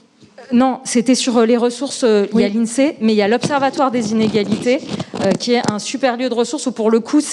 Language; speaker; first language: French; native; French